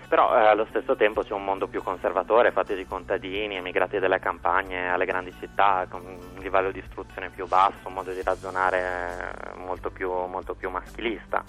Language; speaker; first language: Italian; native; Italian